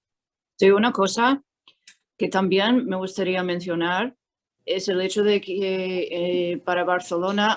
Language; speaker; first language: Spanish; non-native, fluent; English